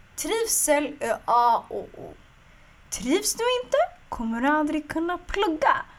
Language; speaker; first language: Swedish; early bilingual, other home language; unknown